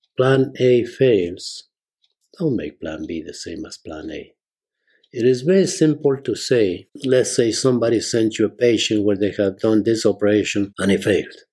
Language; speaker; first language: English; non-native, fluent; Spanish